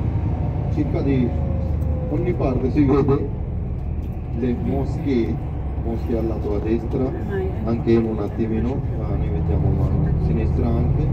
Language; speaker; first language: Italian; non-native, fluent; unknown